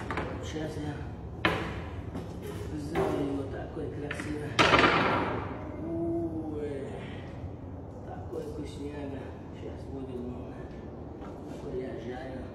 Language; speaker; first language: Russian; non-native, learner; Turkmen